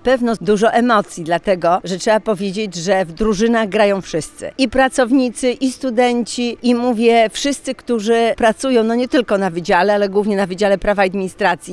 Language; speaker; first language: Polish; native; Polish